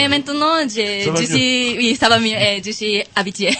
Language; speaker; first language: French; non-native, learner; Japanese